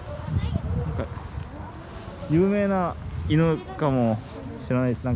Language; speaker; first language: Japanese; non-native, learner; Korean